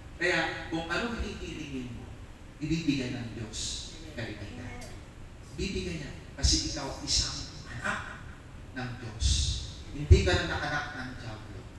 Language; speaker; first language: Filipino; non-native, local second language; Iloko